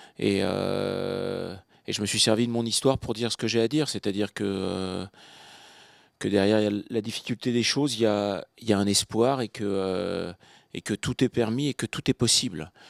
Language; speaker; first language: French; native; French